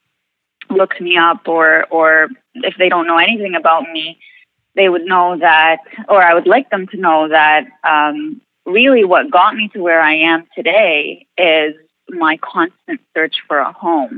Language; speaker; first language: English; non-native, fluent; Arabic